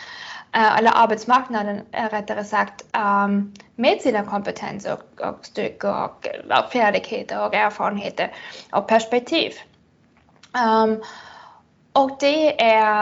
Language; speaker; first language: Swedish; non-native, fluent; German